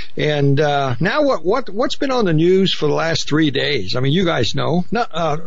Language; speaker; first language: English; native; English